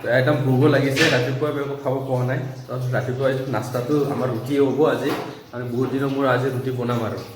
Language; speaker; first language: Assamese; non-native, local second language; Bodo